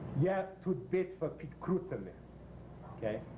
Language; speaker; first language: Ukrainian; early bilingual, heritage; Ukrainian